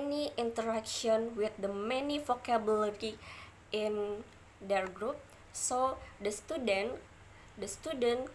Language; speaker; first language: English; non-native, learner; Indonesian